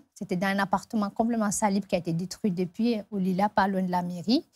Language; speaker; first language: French; non-native, local second language; Fula